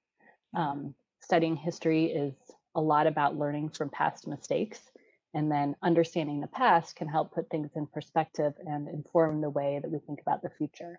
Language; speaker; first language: English; native; English